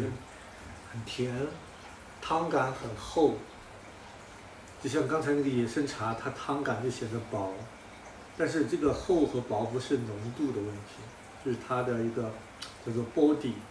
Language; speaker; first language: Chinese; native; Chinese